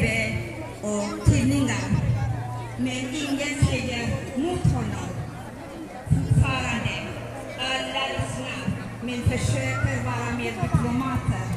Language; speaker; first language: Swedish; non-native, fluent; Oromo